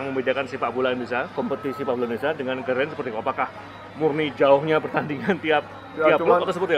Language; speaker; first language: Indonesian; native; Indonesian